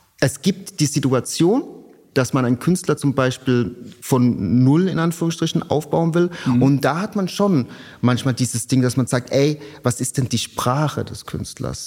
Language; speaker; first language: German; native; German